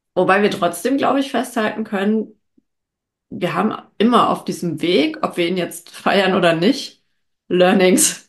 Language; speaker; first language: German; native; German